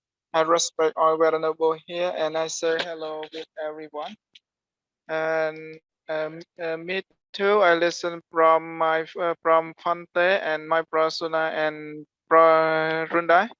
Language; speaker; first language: English; non-native, learner; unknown